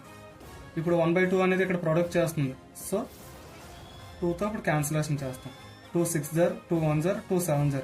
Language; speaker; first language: Telugu; native; Telugu